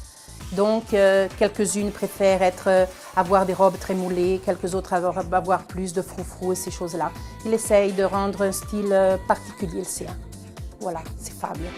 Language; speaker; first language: French; non-native, local second language; Italian